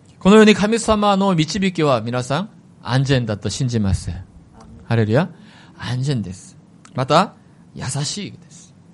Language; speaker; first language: Japanese; non-native, fluent; Korean